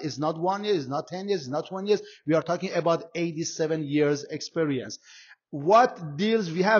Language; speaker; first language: English; non-native, fluent; Persian